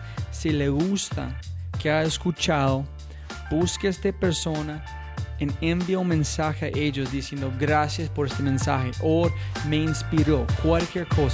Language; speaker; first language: Spanish; non-native, fluent; English